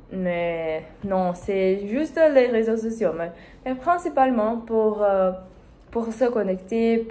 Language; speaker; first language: French; non-native, learner; Spanish